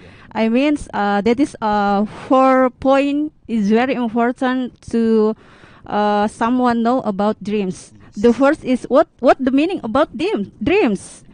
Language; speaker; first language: English; non-native, learner; Indonesian